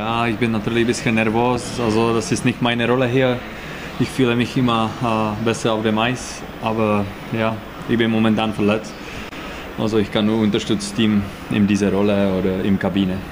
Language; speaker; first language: German; non-native, learner; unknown